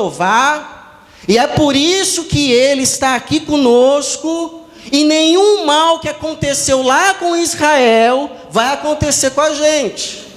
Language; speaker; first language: Portuguese; native; Portuguese